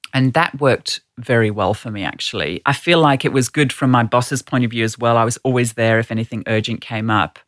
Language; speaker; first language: English; native; English